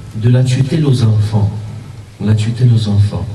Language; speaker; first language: French; non-native, local second language; Arabic